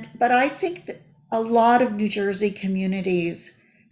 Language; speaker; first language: English; native; English